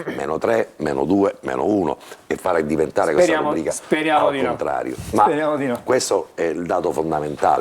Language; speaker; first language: Italian; native; Italian